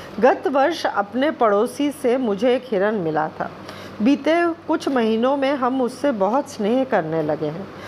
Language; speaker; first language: Hindi; non-native, local second language; Bangla